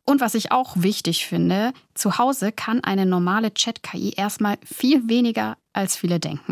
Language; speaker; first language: German; native; German